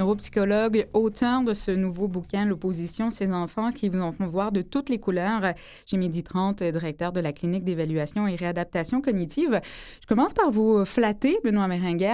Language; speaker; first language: French; native; French